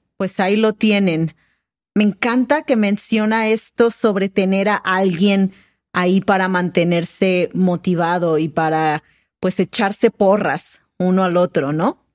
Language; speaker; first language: Spanish; native; Spanish